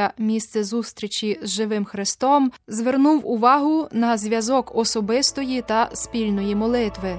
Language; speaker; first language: Ukrainian; native; Ukrainian